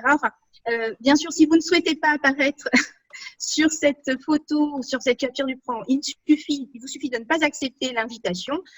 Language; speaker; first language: French; native; French